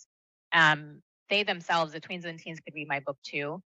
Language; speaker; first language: English; early bilingual, other home language; Malayalam